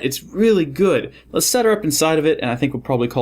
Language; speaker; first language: English; native; English